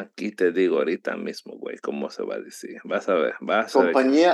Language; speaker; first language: Spanish; early bilingual, heritage; Spanish